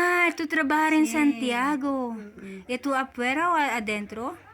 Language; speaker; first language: Spanish; non-native, learner; Filipino